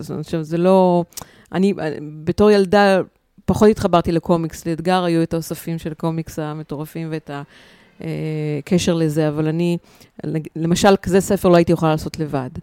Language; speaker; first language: Hebrew; native; Hebrew